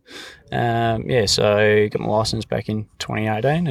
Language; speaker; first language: English; native; English